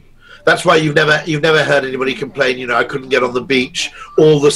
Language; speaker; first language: English; native; English